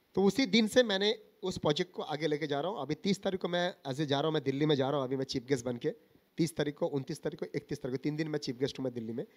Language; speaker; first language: Hindi; non-native, local second language; Bangla